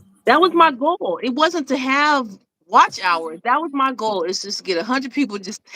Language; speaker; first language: English; native; English